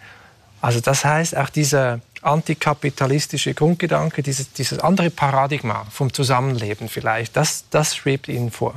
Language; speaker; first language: German; native; German